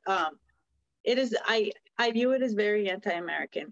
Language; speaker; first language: English; early bilingual, other home language; Spanish